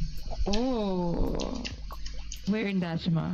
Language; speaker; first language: English; non-native, local second language; Filipino